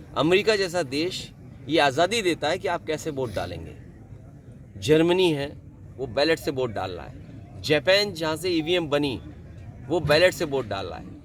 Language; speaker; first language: Hindi; native; Hindi